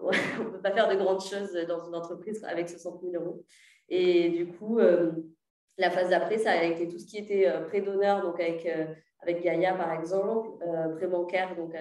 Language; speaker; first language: French; native; French